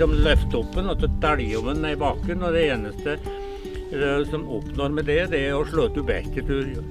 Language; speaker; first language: Norwegian; native; Norwegian